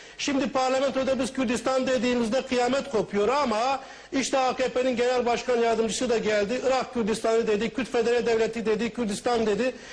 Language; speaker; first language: Turkish; non-native, local second language; Kurdish